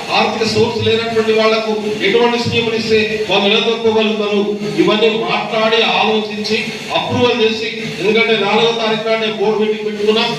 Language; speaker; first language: Telugu; non-native, local second language; Lambadi